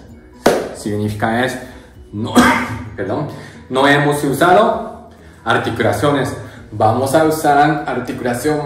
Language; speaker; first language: Spanish; non-native, learner; Japanese